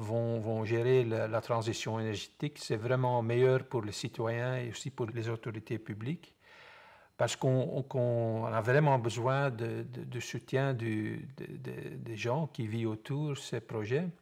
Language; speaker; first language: French; non-native, fluent; Dutch